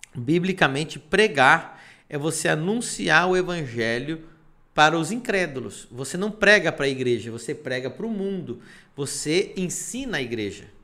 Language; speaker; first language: Portuguese; non-native, fluent; Spanish